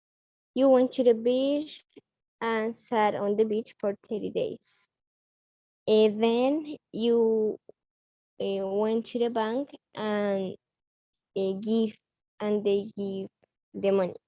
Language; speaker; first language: English; non-native, learner; Spanish